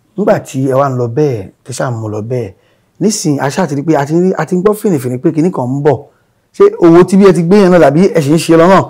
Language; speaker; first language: Yoruba; native; Yoruba